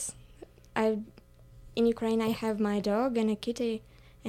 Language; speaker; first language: English; non-native, fluent; Ukrainian